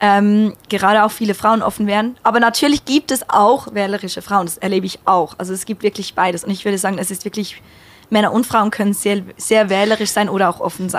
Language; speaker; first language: German; native; German